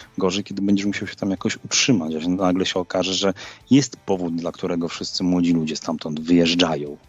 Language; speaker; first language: Polish; native; Polish